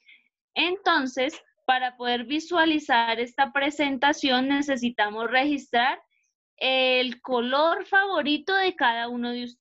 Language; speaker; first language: Spanish; native; Spanish